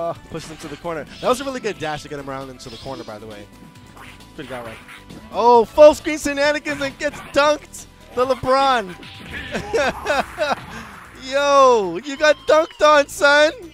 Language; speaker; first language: English; native; English